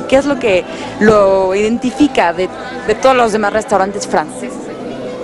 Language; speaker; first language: Spanish; native; Spanish